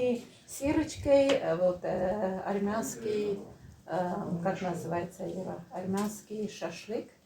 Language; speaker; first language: Russian; non-native, fluent; Armenian